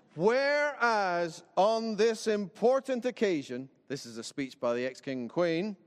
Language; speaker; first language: English; native; English